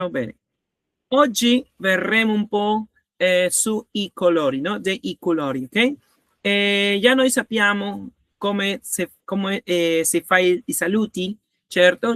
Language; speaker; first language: Italian; non-native, learner; Spanish